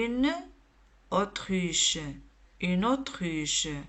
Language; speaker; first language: French; non-native, local second language; Arabic